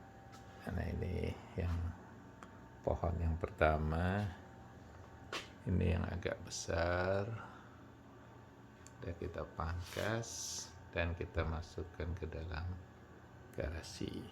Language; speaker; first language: Indonesian; native; Indonesian